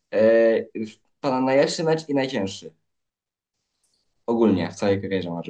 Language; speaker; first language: Polish; native; Polish